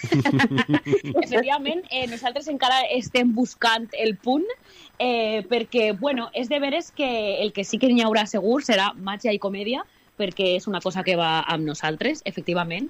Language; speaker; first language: Catalan; native; Catalan